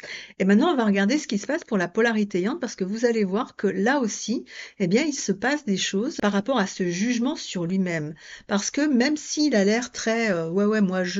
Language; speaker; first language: French; native; French